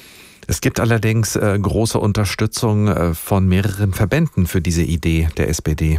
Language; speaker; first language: German; native; German